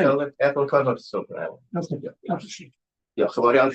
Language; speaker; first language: Welsh; native; Welsh